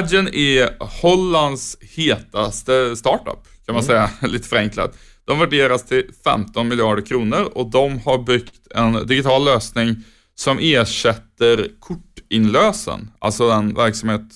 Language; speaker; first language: Swedish; native; Swedish